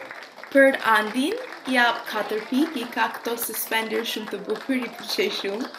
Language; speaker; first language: Albanian; early bilingual, heritage; Albanian